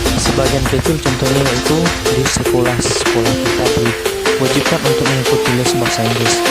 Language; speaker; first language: Indonesian; non-native, local second language; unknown